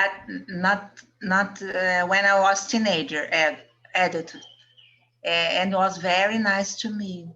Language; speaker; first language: English; non-native, learner; Portuguese